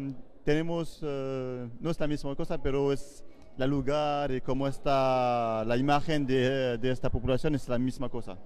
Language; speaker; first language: Portuguese; non-native, learner; French